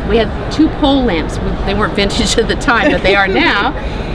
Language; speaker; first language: English; native; English